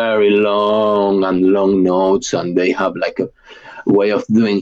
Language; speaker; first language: English; non-native, fluent; Spanish